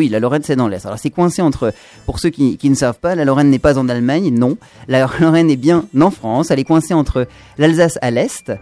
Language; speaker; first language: French; native; French